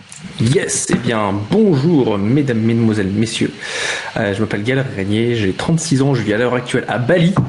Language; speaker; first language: French; native; French